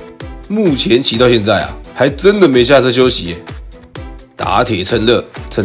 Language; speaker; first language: Chinese; native; Chinese